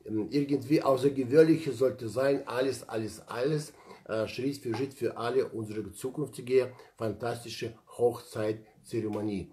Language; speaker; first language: German; non-native, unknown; Russian